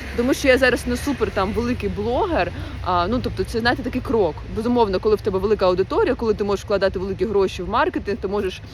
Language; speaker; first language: Ukrainian; non-native, local second language; Russian